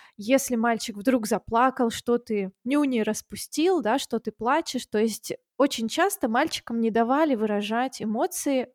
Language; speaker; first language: Russian; native; Russian